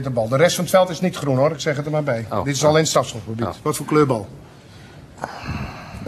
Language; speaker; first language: Dutch; native; Dutch